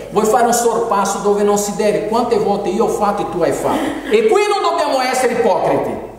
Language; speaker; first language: Italian; non-native, fluent; Portuguese